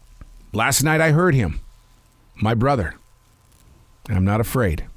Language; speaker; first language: English; native; English